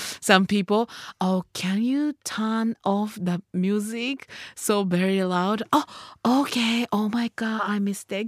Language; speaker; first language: English; non-native, learner; Japanese